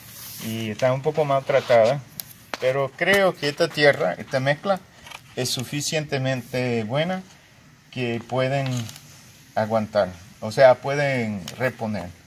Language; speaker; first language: Spanish; non-native, fluent; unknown